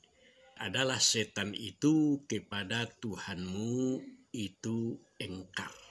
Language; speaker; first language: Indonesian; non-native, local second language; Minangkabau